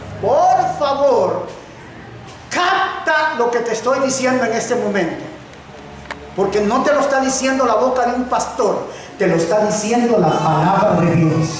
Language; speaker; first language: Spanish; native; Spanish